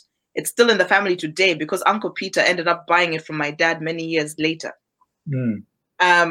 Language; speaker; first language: English; non-native, local second language; Nyanja